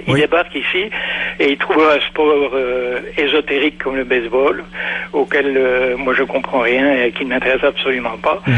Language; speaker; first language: French; native; French